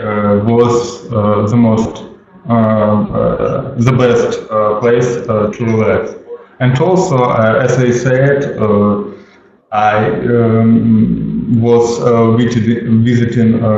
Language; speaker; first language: English; non-native, learner; Russian